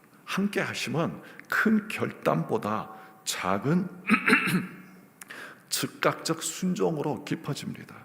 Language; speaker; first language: Korean; native; Korean